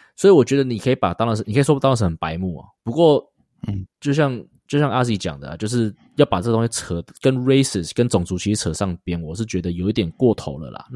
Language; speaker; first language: Chinese; native; Chinese